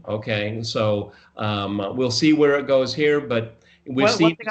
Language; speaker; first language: English; native; English